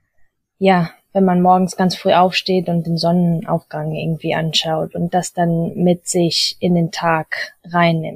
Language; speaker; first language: German; early bilingual, heritage; German